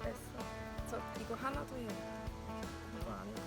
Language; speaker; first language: Korean; non-native, learner; Swedish